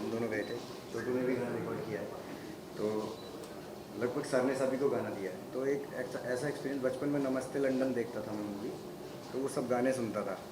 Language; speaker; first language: Hindi; native; Hindi